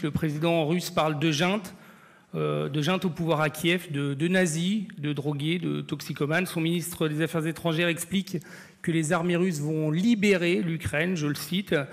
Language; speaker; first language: French; native; French